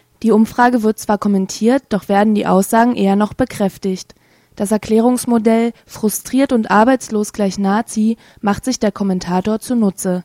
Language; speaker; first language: German; native; German